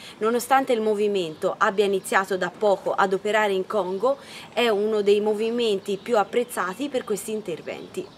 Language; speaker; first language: Italian; native; Italian